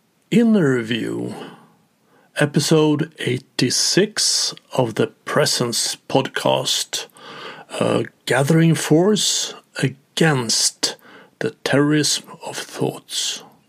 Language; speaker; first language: English; non-native, fluent; Swedish